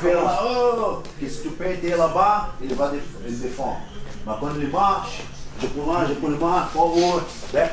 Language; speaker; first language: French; non-native, learner; Portuguese